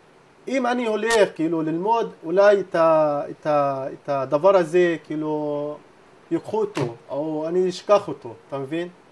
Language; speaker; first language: Hebrew; non-native, local second language; Arabic